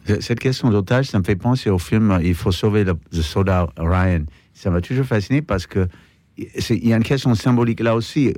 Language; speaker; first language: French; non-native, fluent; English